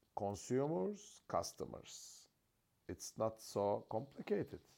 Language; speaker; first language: English; non-native, fluent; Turkish